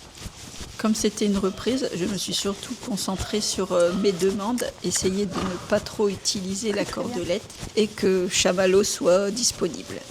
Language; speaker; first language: French; native; French